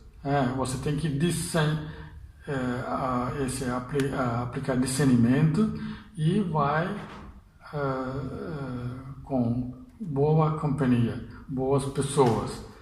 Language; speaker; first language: Portuguese; non-native, fluent; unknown